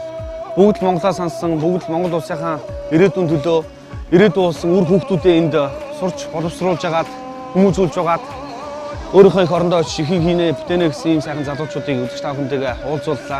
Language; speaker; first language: Mongolian; native; Mongolian